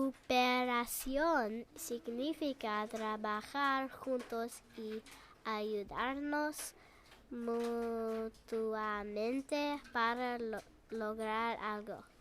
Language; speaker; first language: Spanish; non-native, learner; English